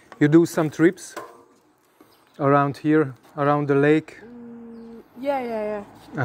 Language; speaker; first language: English; non-native, learner; Hungarian